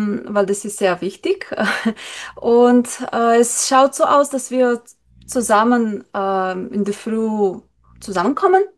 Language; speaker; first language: German; non-native, learner; Slovenian